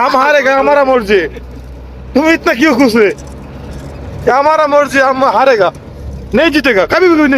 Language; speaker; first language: Hindi; non-native, learner; Bangla